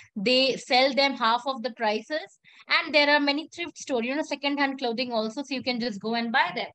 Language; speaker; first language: English; non-native, local second language; Hindi